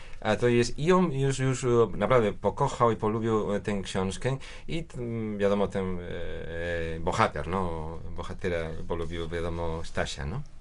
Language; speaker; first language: Polish; non-native, fluent; Spanish